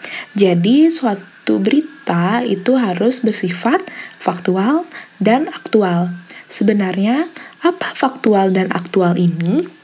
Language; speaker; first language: Indonesian; native; Indonesian